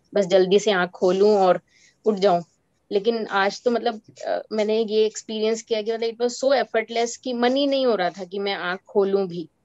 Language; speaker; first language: Hindi; native; Hindi